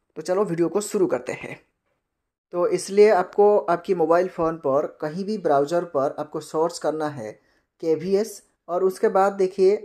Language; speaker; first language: Hindi; non-native, local second language; Bangla